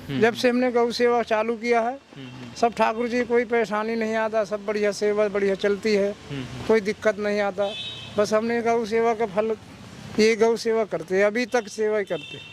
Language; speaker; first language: Hindi; native; Hindi